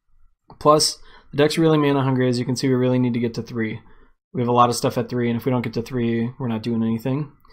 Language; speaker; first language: English; native; English